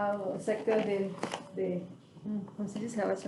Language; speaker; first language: French; non-native, learner; Portuguese